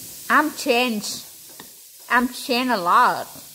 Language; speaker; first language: English; non-native, learner; Vietnamese